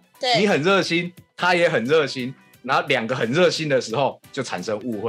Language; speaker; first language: Chinese; native; Chinese